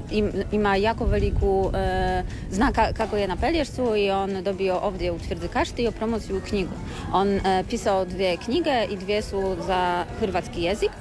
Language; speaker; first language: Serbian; non-native, learner; Polish